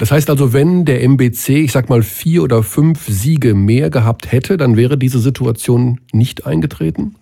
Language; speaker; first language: German; native; German